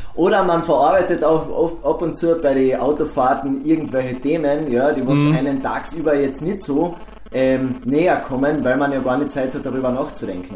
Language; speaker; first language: German; native; German